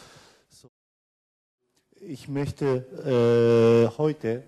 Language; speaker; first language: German; non-native, learner; Japanese